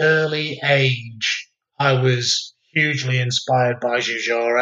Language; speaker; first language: English; native; English